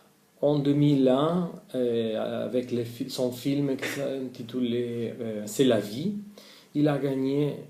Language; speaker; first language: French; non-native, learner; Spanish